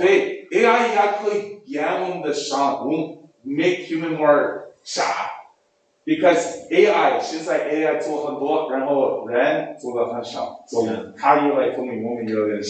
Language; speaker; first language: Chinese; non-native, learner; English